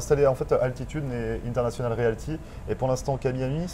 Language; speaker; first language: French; native; French